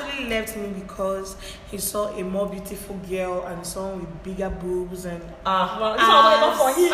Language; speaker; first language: English; non-native, local second language; Igbo